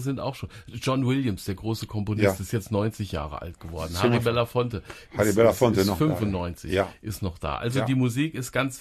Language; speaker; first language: German; native; German